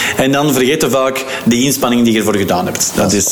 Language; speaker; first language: Dutch; native; Dutch